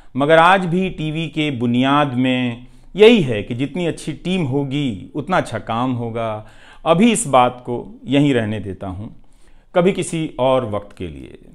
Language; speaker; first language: Hindi; non-native, local second language; Bhojpuri